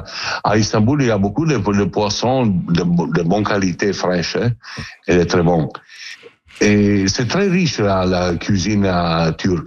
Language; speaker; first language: French; non-native, learner; Italian